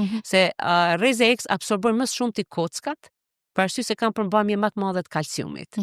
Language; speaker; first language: Albanian; native; Albanian